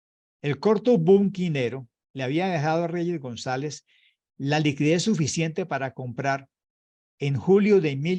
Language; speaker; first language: Spanish; native; Spanish